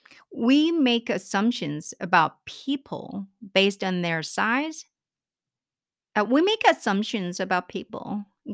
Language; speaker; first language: English; non-native, fluent; Korean